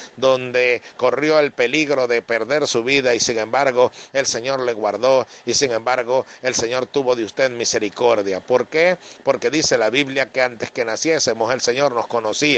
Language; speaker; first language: Spanish; native; Spanish